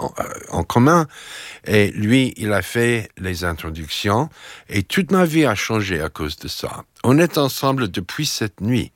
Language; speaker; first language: French; non-native, fluent; English